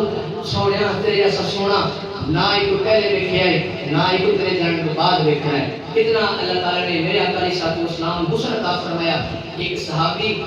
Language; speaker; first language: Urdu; non-native, local second language; Punjabi